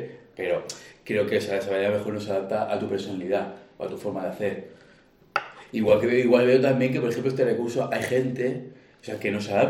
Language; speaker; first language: Spanish; native; Spanish